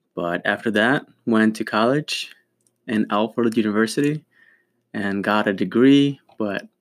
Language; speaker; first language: English; early bilingual, other home language; Ukrainian